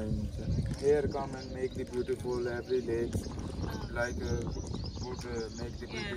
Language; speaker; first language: English; non-native, learner; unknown